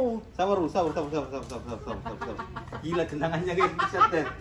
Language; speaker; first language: Indonesian; native; Indonesian